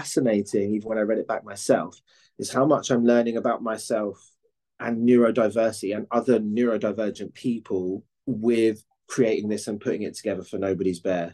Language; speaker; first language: English; native; English